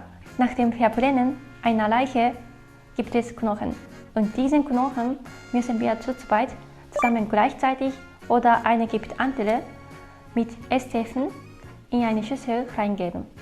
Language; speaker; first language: German; non-native, fluent; Japanese